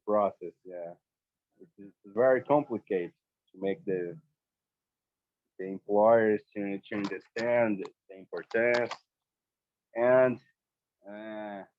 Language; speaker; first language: English; non-native, learner; Portuguese